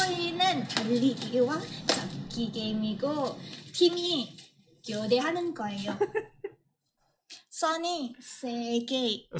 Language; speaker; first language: Korean; non-native, learner; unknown